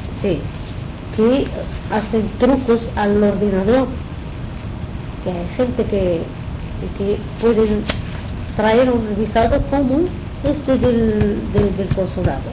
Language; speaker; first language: Spanish; non-native, fluent; Arabic